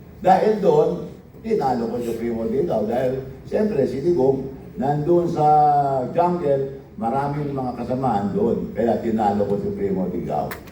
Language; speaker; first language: Filipino; non-native, local second language; Iloko